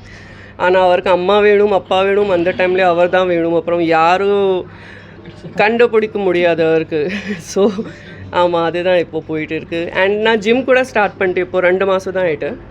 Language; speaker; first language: Tamil; non-native, local second language; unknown